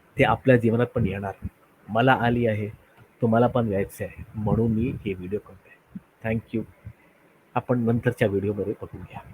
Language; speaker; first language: Marathi; non-native, local second language; Tamil